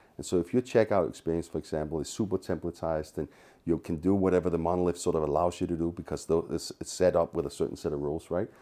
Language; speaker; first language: English; non-native, fluent; Danish